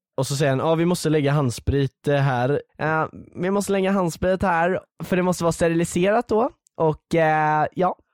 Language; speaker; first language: Swedish; native; Swedish